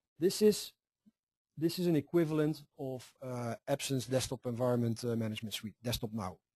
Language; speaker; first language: English; non-native, fluent; Dutch